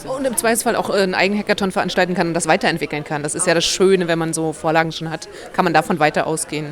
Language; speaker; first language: German; native; German